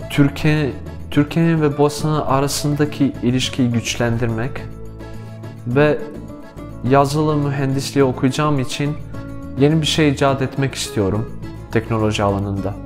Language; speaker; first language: Turkish; non-native, fluent; Bosnian